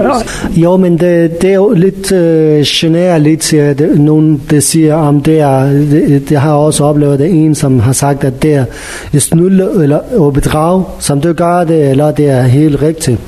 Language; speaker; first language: Danish; non-native, learner; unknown